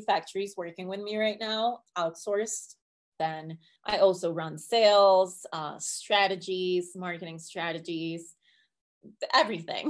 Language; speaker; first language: English; non-native, fluent; Spanish